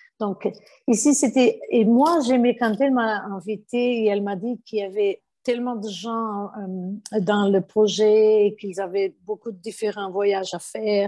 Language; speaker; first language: French; non-native, fluent; Portuguese